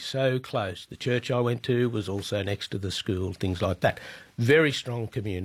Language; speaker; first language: English; native; English